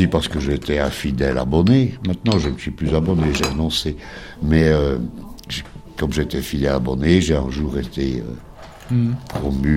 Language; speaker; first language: French; native; French